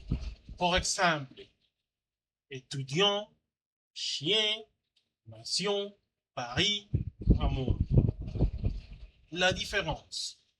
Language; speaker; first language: French; non-native, learner; Spanish